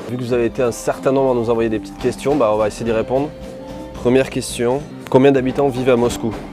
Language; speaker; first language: French; native; French